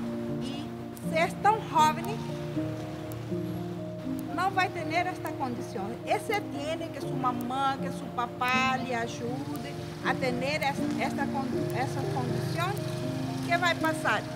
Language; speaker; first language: Spanish; non-native, learner; Portuguese